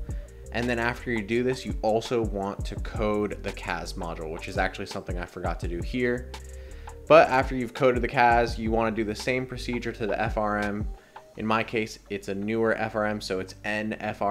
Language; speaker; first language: English; native; English